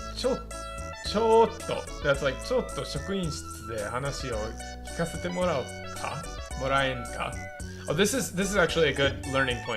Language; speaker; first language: Japanese; non-native, fluent; English